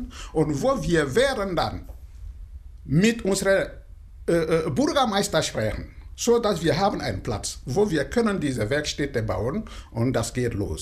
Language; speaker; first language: German; non-native, fluent; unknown